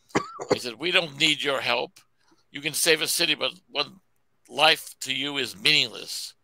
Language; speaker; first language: English; native; English